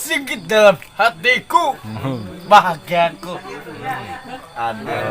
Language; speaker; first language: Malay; non-native, local second language; Sundanese